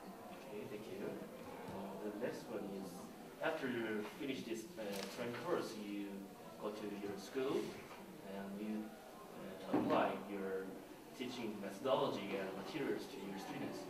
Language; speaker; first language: English; non-native, learner; Korean